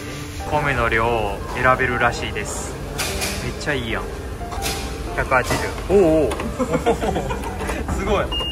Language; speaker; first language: Japanese; native; Japanese